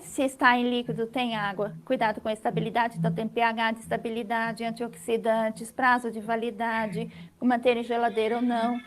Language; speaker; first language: Portuguese; native; Portuguese